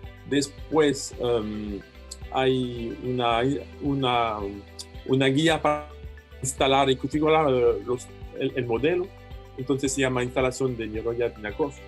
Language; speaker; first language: Spanish; non-native, fluent; French